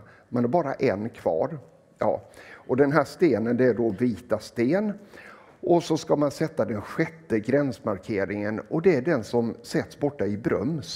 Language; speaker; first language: Swedish; native; Swedish